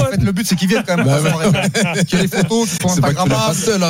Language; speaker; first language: French; native; French